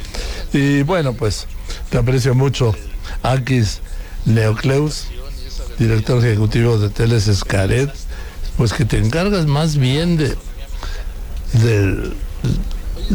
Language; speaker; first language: Spanish; native; Spanish